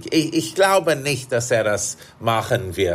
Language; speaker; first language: German; non-native, fluent; English